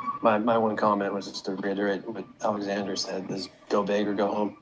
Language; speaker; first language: English; native; English